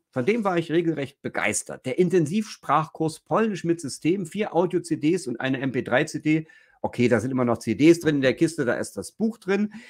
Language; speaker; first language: German; native; German